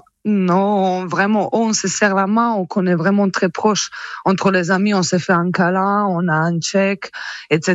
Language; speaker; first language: French; non-native, fluent; Croatian